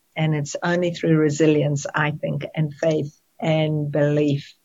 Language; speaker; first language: English; native; English